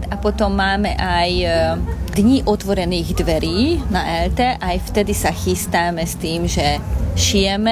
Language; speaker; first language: Slovak; non-native, local second language; Hungarian